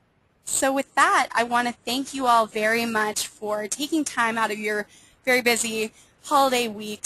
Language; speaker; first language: English; native; English